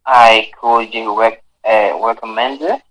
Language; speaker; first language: English; non-native, learner; Portuguese